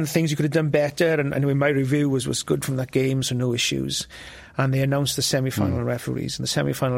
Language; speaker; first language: English; non-native, local second language; Welsh